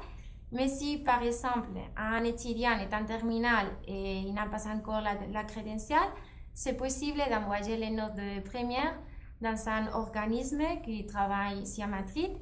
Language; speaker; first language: French; non-native, fluent; Spanish